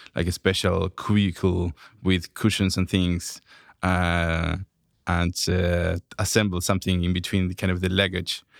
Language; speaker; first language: English; non-native, fluent; Spanish